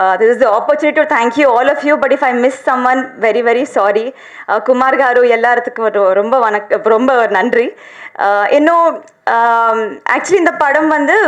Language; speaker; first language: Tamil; non-native, learner; Telugu